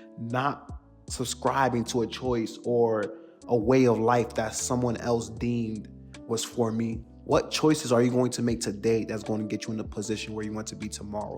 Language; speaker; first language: English; native; English